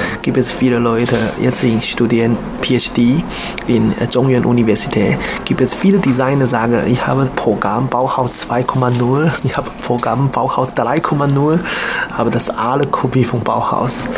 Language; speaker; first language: German; non-native, learner; Chinese